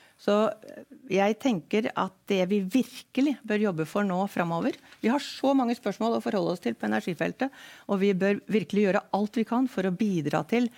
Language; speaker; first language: Norwegian; native; Norwegian